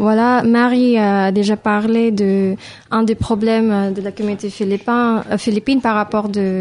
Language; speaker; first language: French; non-native, fluent; Filipino